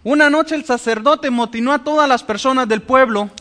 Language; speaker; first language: Spanish; native; Spanish